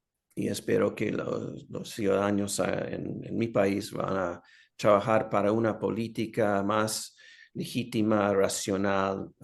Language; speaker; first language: Spanish; non-native, fluent; English